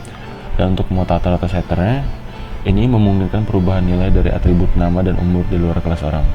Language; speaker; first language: Indonesian; native; Indonesian